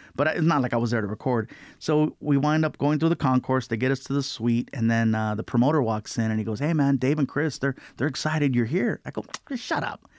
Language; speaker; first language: English; native; English